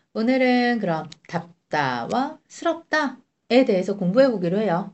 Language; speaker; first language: Korean; native; Korean